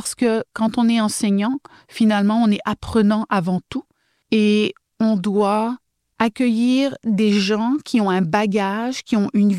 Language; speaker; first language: French; native; French